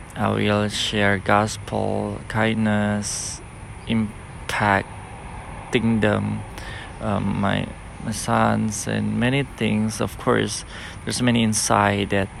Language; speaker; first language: English; non-native, fluent; Indonesian